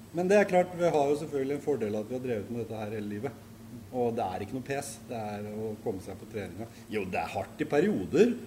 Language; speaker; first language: Norwegian; native; Norwegian